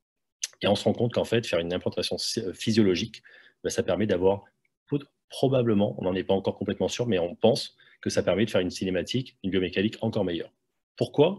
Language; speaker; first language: French; native; French